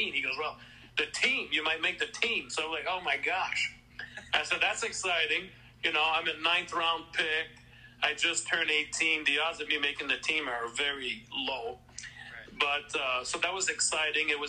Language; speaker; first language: English; non-native, fluent; French